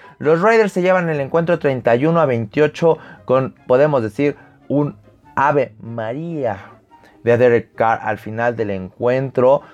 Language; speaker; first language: Spanish; native; Spanish